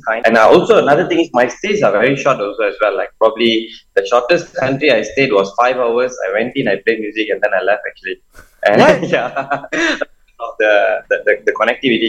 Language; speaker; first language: English; non-native, local second language; Tamil